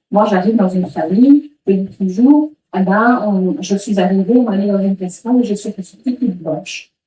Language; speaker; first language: French; early bilingual, other home language; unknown